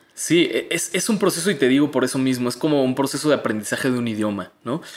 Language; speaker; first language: Spanish; native; Spanish